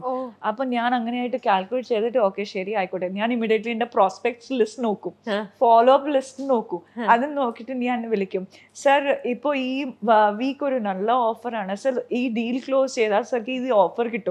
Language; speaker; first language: Malayalam; non-native, local second language; Punjabi